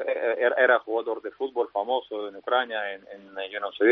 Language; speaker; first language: Spanish; non-native, fluent; Russian